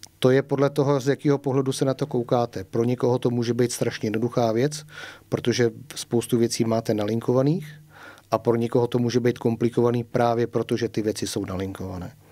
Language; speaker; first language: Czech; native; Czech